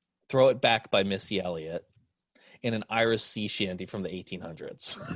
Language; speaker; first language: English; native; English